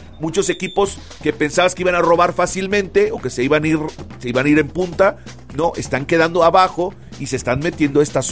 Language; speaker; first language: Spanish; native; Spanish